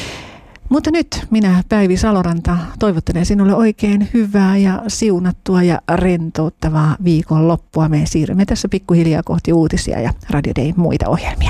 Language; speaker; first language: Finnish; native; Finnish